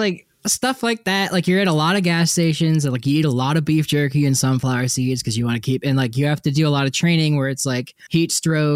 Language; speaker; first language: English; native; English